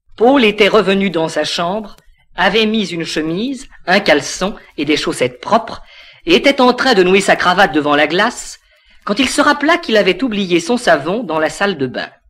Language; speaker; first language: French; native; French